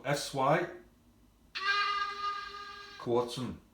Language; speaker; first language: German; non-native, fluent; English